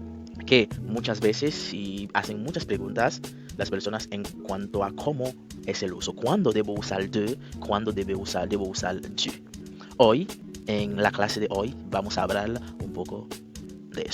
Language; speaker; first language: Spanish; non-native, fluent; French